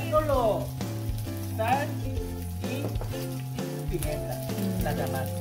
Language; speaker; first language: Spanish; non-native, learner; Korean